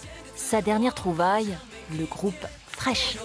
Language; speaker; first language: French; native; French